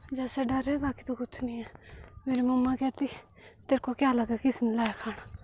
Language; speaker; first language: Hindi; native; Hindi